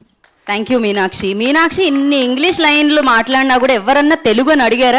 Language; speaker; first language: Telugu; native; Telugu